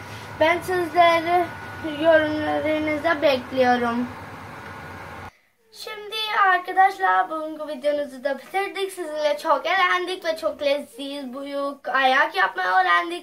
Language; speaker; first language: Turkish; non-native, fluent; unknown